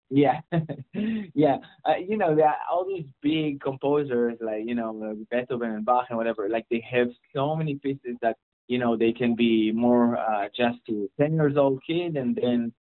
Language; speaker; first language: English; non-native, fluent; Hebrew